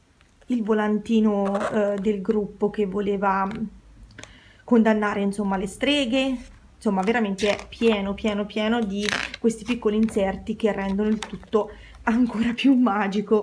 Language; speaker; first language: Italian; native; Italian